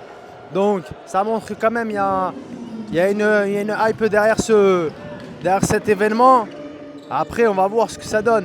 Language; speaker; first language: French; native; French